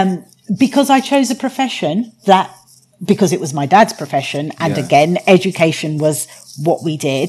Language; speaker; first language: English; native; English